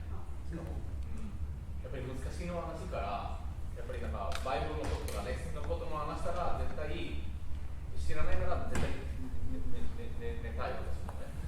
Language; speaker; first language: Japanese; non-native, learner; English